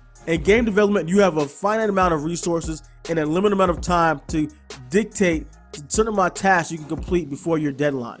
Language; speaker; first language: English; native; English